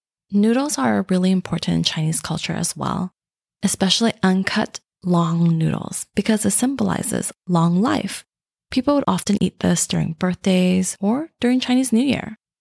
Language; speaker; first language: English; early bilingual, other home language; Chinese